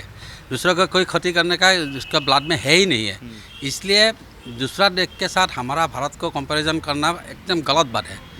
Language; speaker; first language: Hindi; non-native, local second language; Assamese